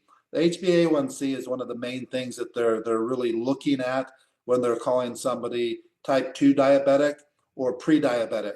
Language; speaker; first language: English; native; English